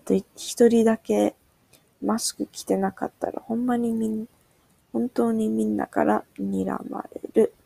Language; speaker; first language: Japanese; non-native, learner; English